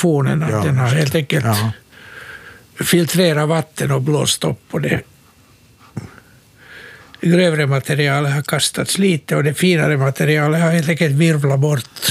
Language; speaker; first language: Swedish; native; Swedish